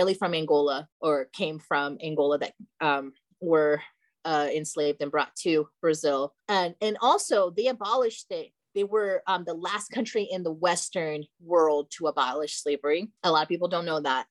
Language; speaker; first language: English; early bilingual, other home language; Portuguese